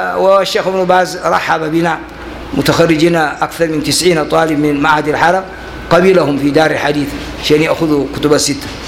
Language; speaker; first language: Arabic; non-native, fluent; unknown